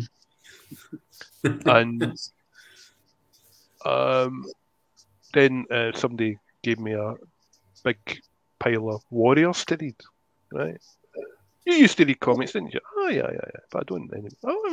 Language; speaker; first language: English; native; English